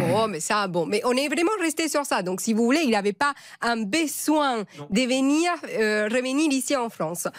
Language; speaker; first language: French; non-native, fluent; Spanish